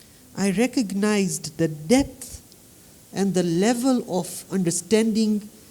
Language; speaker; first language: English; non-native, fluent; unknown